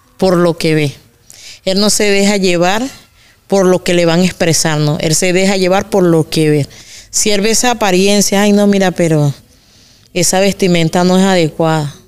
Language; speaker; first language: Spanish; native; Spanish